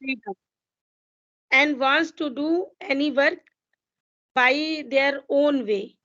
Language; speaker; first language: English; non-native, local second language; Hindi